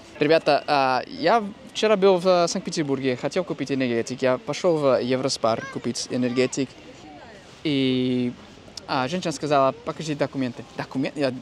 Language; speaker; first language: Russian; non-native, fluent; English